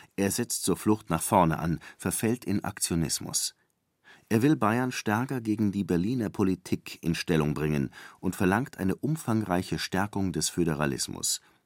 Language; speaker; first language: German; native; German